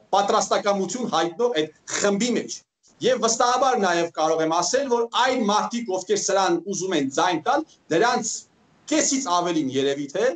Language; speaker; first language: Armenian; native; Armenian